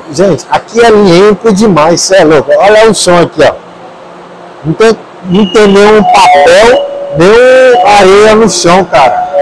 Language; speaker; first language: Portuguese; non-native, learner; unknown